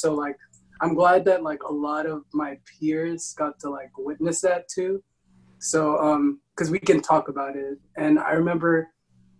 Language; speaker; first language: English; non-native, local second language; Filipino